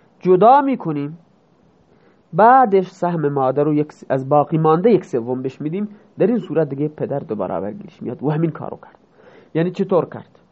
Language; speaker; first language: Persian; non-native, local second language; Baluchi